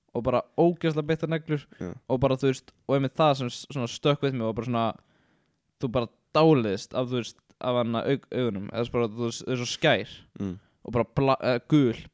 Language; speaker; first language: Icelandic; native; Icelandic